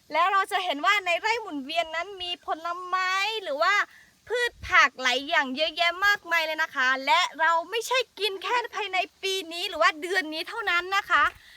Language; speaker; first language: Thai; non-native, local second language; S'gaw Karen